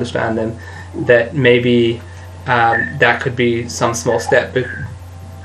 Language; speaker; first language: English; native; English